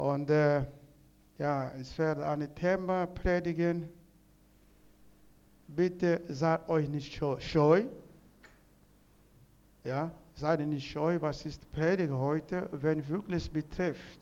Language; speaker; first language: German; non-native, learner; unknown